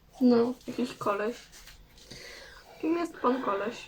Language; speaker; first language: Polish; native; Polish